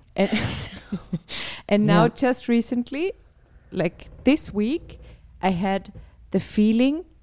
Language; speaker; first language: English; non-native, fluent; German